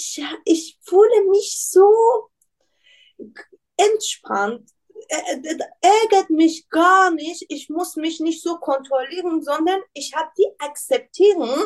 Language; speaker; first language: German; non-native, learner; Persian